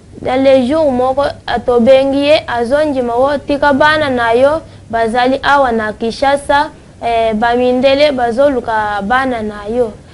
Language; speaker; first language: Lingala; non-native, local second language; Luba-Lulua